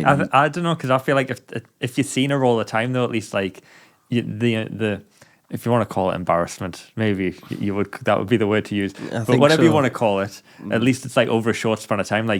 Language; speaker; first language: English; native; English